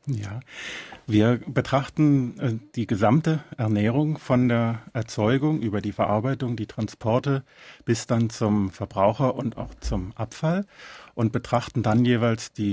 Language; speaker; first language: German; native; German